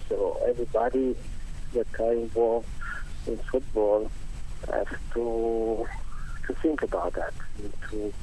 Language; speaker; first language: English; non-native, learner; Italian